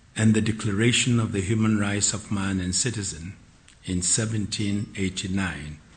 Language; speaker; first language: English; non-native, local second language; Akan